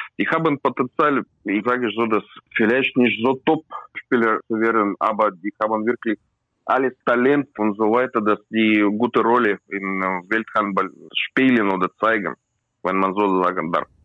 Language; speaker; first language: German; non-native, learner; Russian